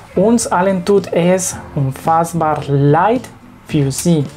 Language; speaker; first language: German; non-native, learner; Spanish